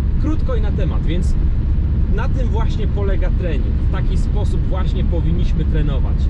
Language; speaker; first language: Polish; native; Polish